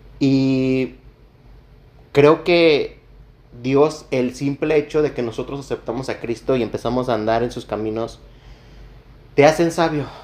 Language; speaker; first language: Spanish; native; Spanish